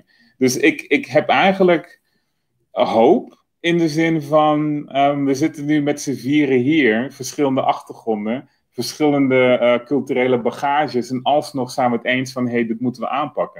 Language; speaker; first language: Dutch; native; Dutch